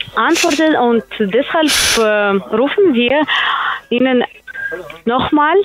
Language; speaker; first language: German; non-native, learner; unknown